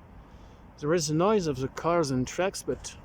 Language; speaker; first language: English; non-native, learner; French